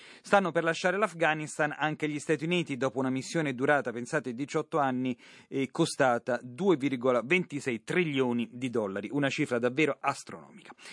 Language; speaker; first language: Italian; native; Italian